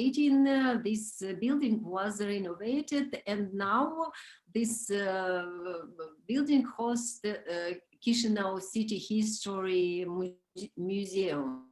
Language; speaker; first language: English; non-native, learner; Romanian